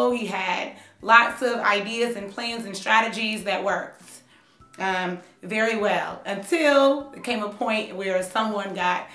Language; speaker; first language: English; native; English